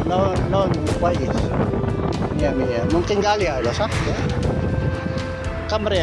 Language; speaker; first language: Arabic; non-native, learner; Filipino